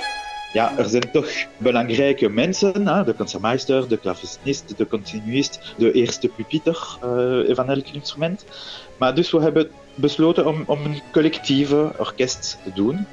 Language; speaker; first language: Dutch; non-native, local second language; French